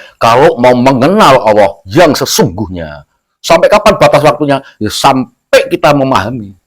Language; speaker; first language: Indonesian; non-native, local second language; Javanese